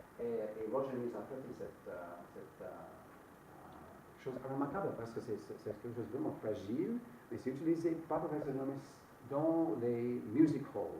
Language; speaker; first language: French; non-native, fluent; English